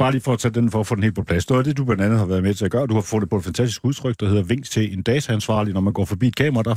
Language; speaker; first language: Danish; native; Danish